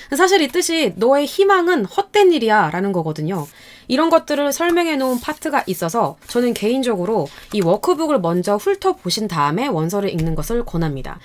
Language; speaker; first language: Korean; native; Korean